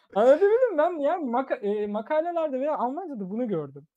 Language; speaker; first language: Turkish; early bilingual, other home language; German